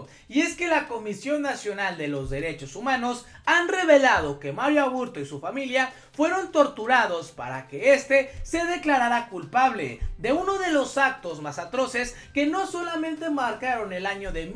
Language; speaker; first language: Spanish; native; Spanish